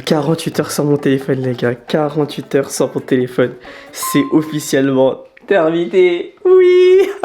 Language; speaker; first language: French; native; French